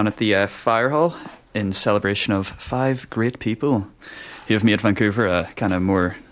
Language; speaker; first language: English; native; English